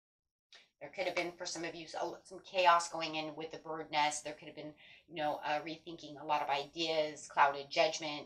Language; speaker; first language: English; native; English